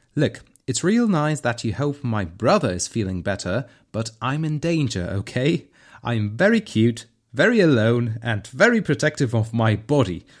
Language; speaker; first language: English; non-native, fluent; Polish